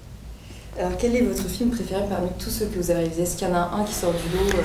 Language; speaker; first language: French; native; French